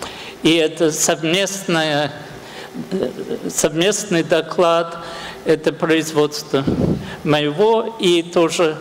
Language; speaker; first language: Russian; non-native, fluent; English